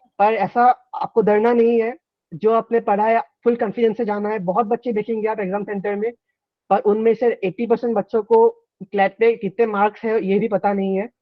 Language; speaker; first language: Hindi; non-native, local second language; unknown